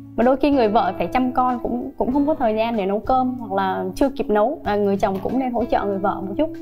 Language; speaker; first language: Vietnamese; native; Vietnamese